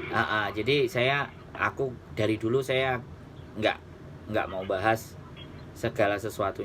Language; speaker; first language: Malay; non-native, local second language; Javanese